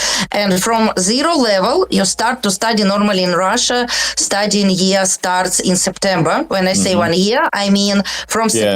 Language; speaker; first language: English; non-native, learner; Russian